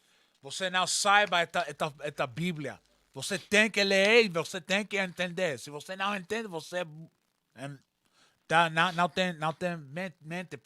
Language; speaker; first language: Portuguese; non-native, learner; Spanish